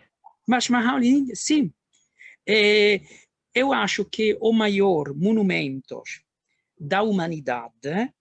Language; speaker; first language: Portuguese; non-native, learner; Italian